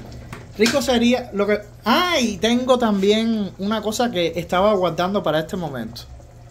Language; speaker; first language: Spanish; native; Spanish